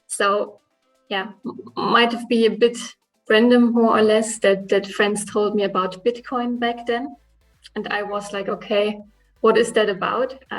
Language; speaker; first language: English; non-native, fluent; German